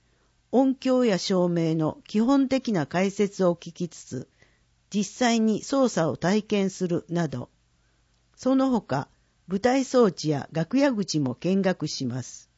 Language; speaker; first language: Japanese; native; Japanese